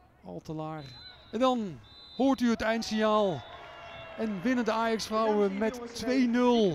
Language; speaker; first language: Dutch; native; Dutch